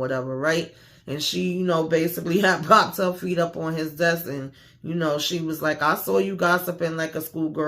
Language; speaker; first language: English; native; English